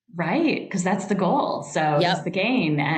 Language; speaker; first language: English; native; English